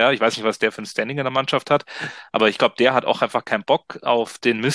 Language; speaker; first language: German; native; German